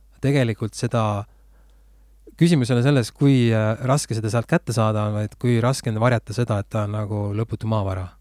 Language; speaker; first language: Estonian; native; Estonian